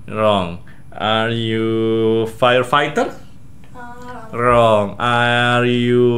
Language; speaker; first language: English; non-native, learner; Indonesian